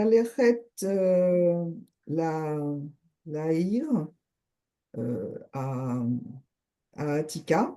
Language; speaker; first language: Hebrew; non-native, learner; French